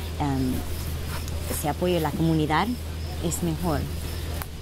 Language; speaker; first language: Spanish; early bilingual, heritage; Spanish